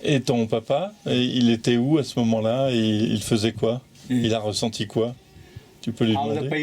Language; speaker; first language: French; native; French